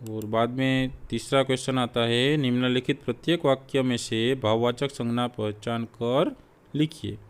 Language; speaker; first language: Hindi; non-native, local second language; Gujarati